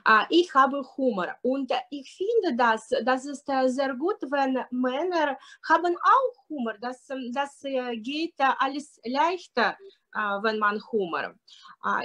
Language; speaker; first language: German; non-native, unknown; Russian